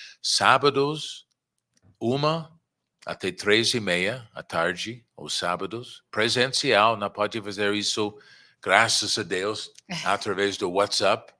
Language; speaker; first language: Portuguese; non-native, fluent; English